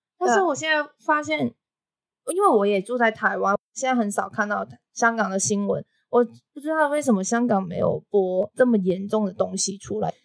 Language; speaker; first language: Chinese; non-native, local second language; Cantonese